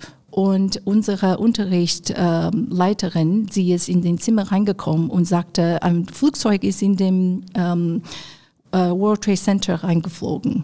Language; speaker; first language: German; non-native, fluent; Chinese